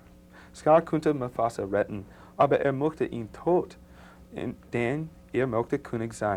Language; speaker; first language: German; non-native, learner; English